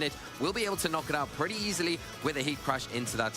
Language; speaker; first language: English; native; English